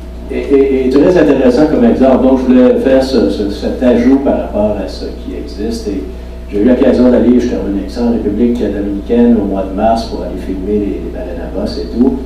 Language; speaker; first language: French; native; French